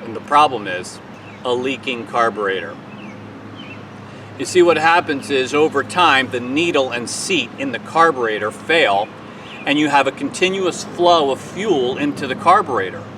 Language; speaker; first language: English; native; English